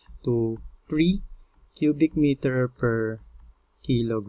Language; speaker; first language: English; non-native, local second language; Filipino